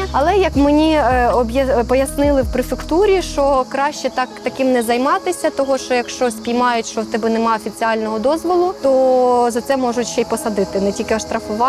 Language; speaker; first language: Ukrainian; non-native, local second language; Russian